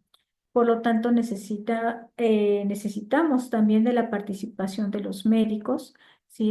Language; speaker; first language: Spanish; native; Spanish